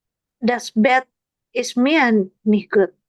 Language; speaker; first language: German; non-native, learner; Indonesian